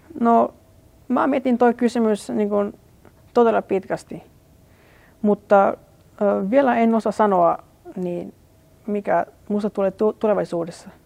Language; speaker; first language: Finnish; non-native, learner; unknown